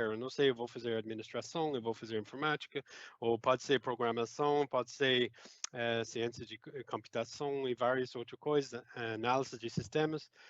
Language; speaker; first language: Portuguese; non-native, fluent; English